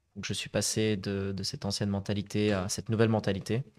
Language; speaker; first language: French; native; French